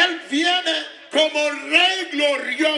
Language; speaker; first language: Spanish; non-native, learner; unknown